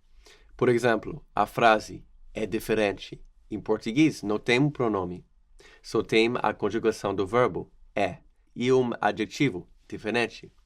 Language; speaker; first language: Portuguese; non-native, fluent; English